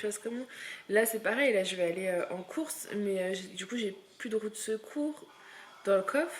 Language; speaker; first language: French; native; French